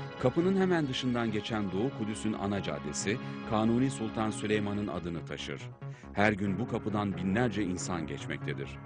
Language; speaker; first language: Turkish; native; Turkish